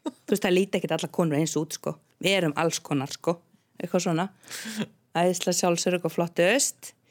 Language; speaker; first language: Icelandic; native; Icelandic